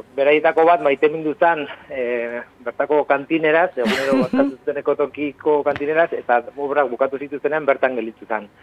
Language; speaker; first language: Basque; non-native, local second language; Spanish